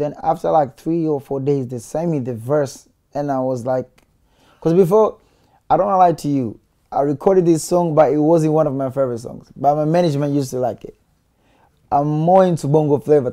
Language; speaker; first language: English; non-native, local second language; Swahili